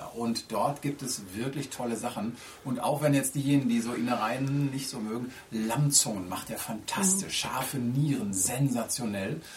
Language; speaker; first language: German; native; German